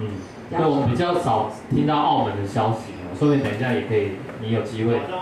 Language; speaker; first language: Chinese; native; Chinese